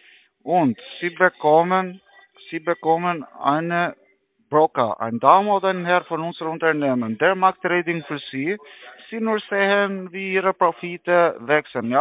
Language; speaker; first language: German; non-native, learner; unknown